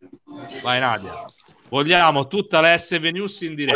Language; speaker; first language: Italian; native; Italian